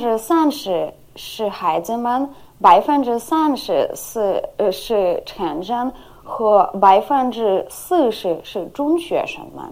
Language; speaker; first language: Chinese; non-native, learner; Ukrainian